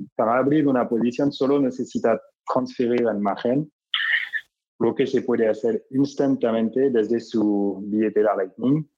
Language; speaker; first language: Spanish; non-native, fluent; French